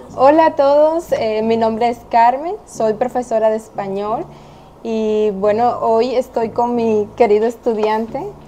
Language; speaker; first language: Spanish; native; Spanish